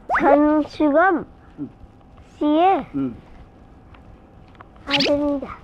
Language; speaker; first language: Korean; non-native, learner; Nepali